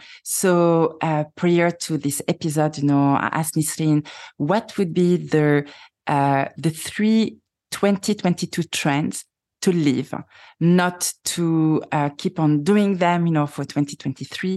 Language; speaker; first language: English; non-native, fluent; French